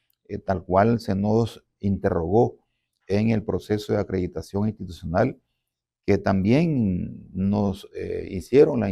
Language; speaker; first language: Spanish; native; Spanish